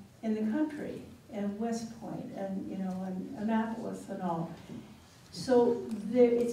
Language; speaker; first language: English; native; English